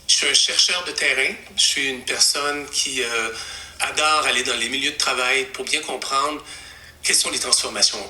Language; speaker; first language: French; native; French